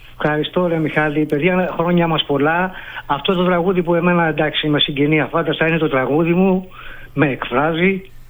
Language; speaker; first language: Greek; native; Greek